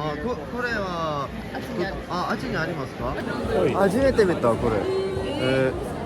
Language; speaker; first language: Japanese; non-native, learner; Korean